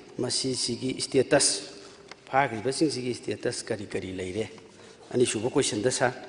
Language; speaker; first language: Manipuri; non-native, local second language; Tangkhul Naga (India)